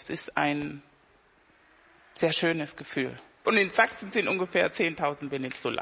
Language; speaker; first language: German; non-native, fluent; Spanish